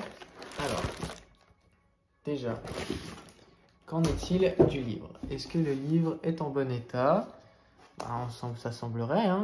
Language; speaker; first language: French; native; French